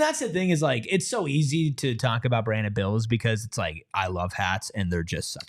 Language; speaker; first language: English; native; English